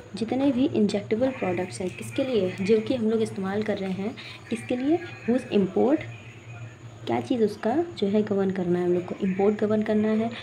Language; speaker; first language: Hindi; native; Hindi